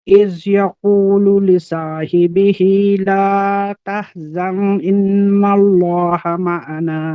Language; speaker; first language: Arabic; non-native, learner; Urdu